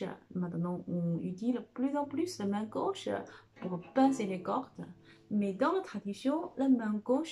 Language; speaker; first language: French; non-native, fluent; Chinese